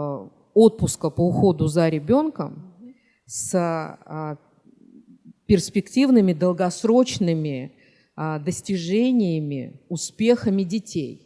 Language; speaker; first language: Russian; native; Russian